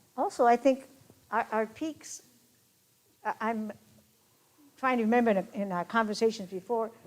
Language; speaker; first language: English; native; English